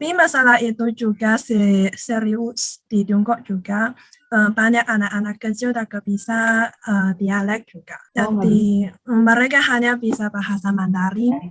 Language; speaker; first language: Indonesian; non-native, learner; Chinese